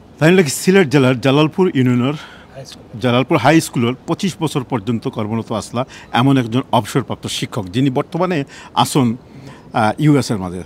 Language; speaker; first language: Bangla; native; Bangla